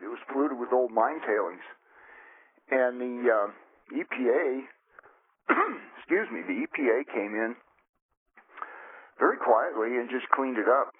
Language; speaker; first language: English; native; English